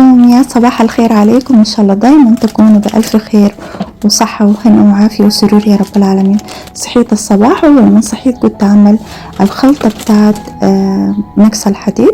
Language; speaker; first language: Arabic; native; Arabic